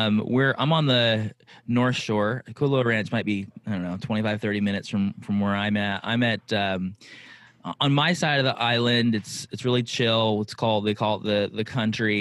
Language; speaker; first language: English; native; English